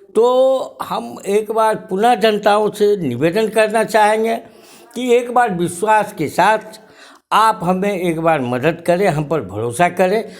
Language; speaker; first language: Hindi; native; Hindi